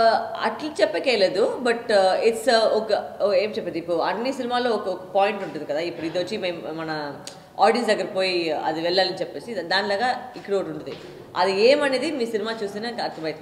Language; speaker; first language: Telugu; non-native, local second language; Tamil